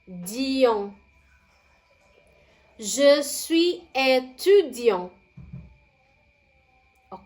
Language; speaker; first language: French; non-native, fluent; Indonesian